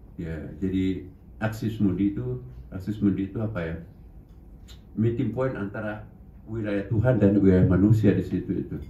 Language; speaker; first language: Indonesian; non-native, local second language; Buginese